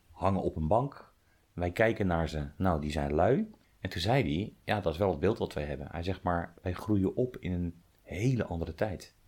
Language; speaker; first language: Dutch; native; Dutch